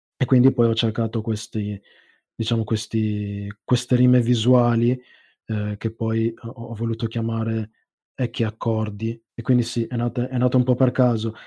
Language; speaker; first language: Italian; early bilingual, other home language; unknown